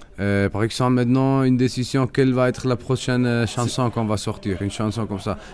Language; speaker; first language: French; non-native, fluent; Spanish